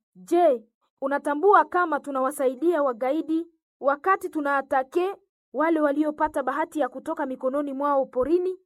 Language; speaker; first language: Swahili; non-native, local second language; Nande